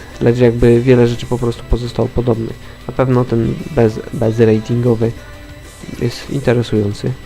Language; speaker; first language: Polish; native; Polish